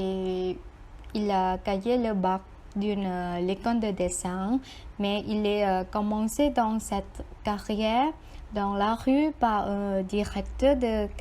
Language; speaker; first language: French; non-native, learner; Thai